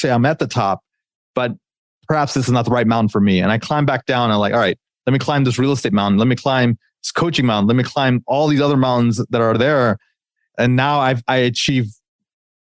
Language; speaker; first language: English; native; English